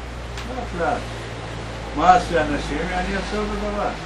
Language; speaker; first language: Hebrew; non-native, learner; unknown